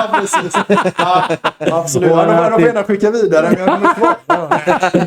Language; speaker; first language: Swedish; native; Swedish